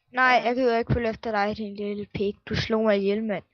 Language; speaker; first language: Danish; native; Danish